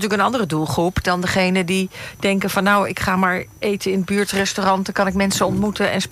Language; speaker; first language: Dutch; native; Dutch